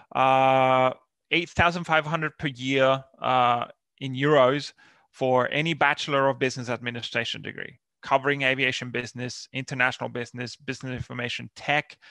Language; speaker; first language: English; non-native, fluent; Finnish